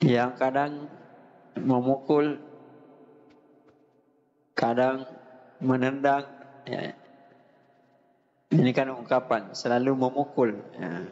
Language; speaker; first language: Indonesian; native; Indonesian